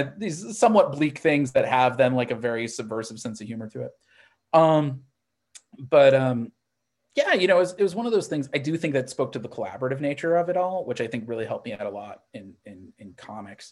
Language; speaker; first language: English; native; English